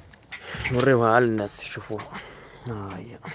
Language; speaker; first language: Arabic; native; Arabic